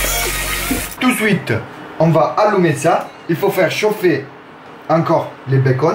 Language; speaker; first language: French; non-native, learner; Italian